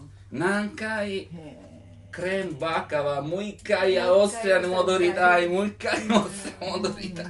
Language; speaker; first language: Japanese; non-native, learner; Italian